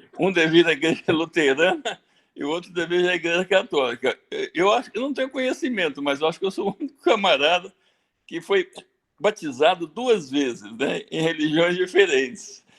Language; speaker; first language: Portuguese; early bilingual, other home language; German